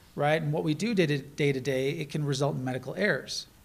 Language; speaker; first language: English; native; English